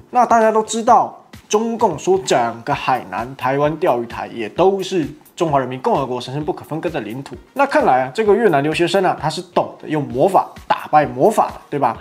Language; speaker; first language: Chinese; native; Chinese